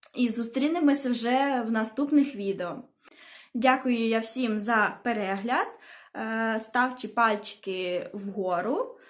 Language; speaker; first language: Ukrainian; non-native, local second language; Russian